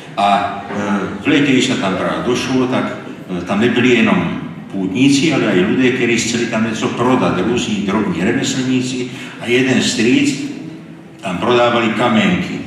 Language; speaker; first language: Czech; native; Czech